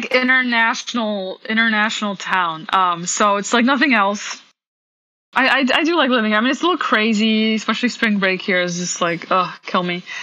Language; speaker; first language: English; early bilingual, other home language; Polish